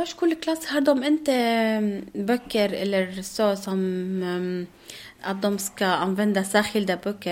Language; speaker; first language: Swedish; non-native, learner; Arabic